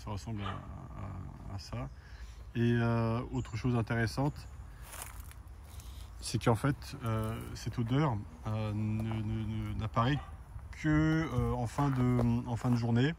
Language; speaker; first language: French; native; French